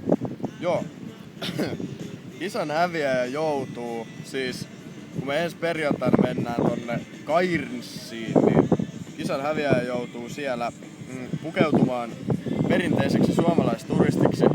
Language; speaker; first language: Finnish; native; Finnish